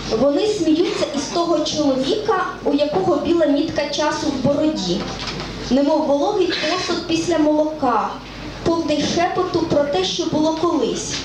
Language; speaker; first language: Ukrainian; native; Ukrainian